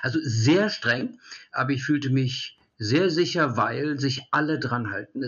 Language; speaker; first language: German; early bilingual, heritage; German